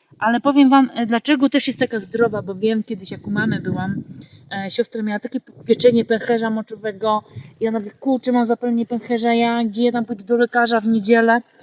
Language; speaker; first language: Polish; native; Polish